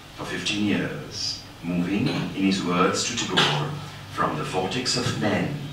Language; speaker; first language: English; non-native, local second language; Bangla